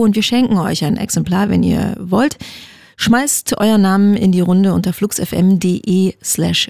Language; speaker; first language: German; native; German